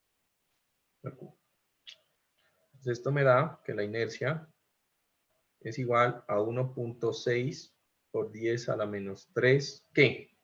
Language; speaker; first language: Spanish; native; Spanish